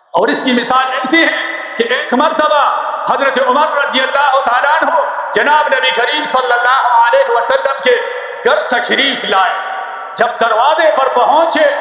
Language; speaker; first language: Urdu; non-native, local second language; Pashto